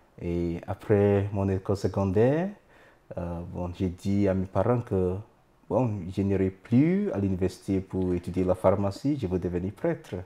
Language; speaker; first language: French; non-native, fluent; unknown